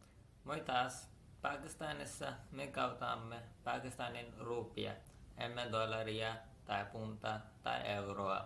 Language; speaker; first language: Finnish; non-native, learner; Urdu